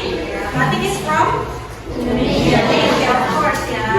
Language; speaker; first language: English; non-native, learner; Indonesian